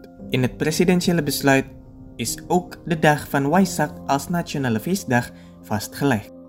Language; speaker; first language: Dutch; non-native, fluent; Indonesian